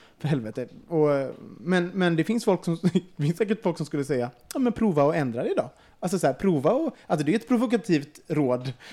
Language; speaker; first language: Swedish; native; Swedish